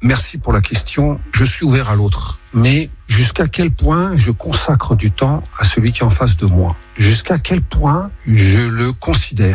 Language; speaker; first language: French; native; French